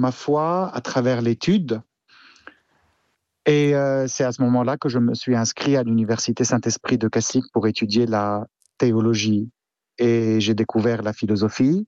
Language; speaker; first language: French; non-native, local second language; Arabic